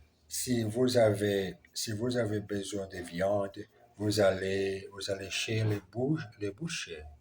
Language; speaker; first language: French; non-native, learner; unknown